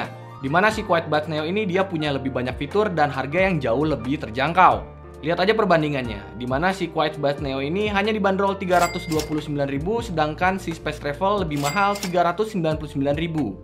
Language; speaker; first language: Indonesian; native; Indonesian